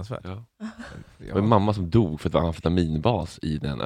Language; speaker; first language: Swedish; native; Swedish